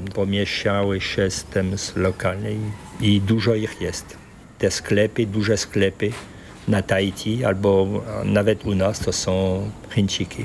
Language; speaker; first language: Polish; early bilingual, heritage; Polish